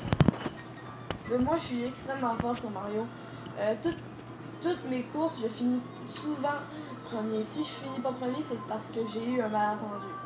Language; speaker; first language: French; native; French